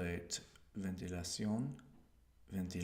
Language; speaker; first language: Spanish; non-native, learner; English